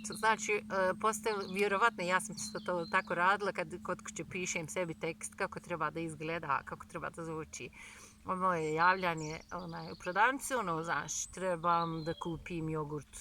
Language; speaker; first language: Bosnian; non-native, fluent; Turkish